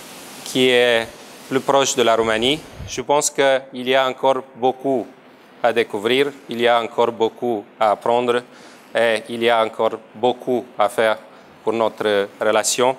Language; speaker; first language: French; non-native, fluent; Romanian